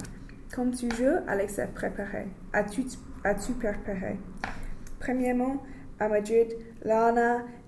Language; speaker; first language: French; non-native, learner; English